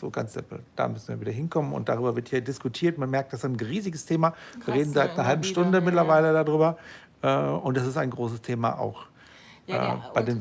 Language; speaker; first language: German; native; German